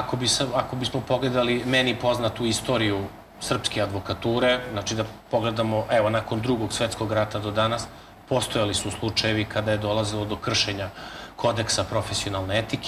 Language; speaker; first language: Serbian; native; Serbian